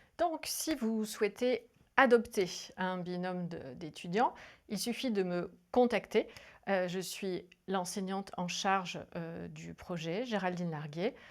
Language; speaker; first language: French; native; French